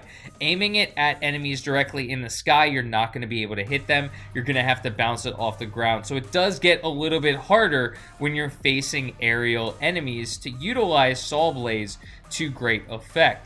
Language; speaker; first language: English; native; English